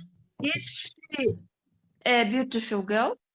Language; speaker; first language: English; non-native, learner; Kyrgyz